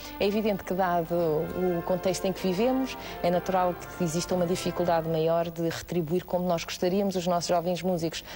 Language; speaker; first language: Portuguese; native; Portuguese